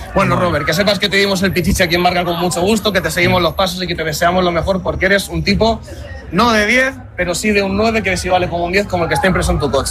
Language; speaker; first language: Spanish; native; Spanish